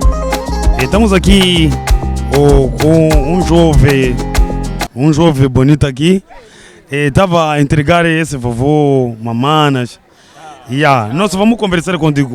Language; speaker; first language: Portuguese; non-native, learner; Kinyarwanda